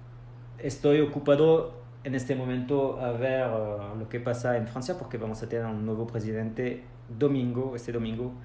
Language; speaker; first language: Spanish; non-native, fluent; French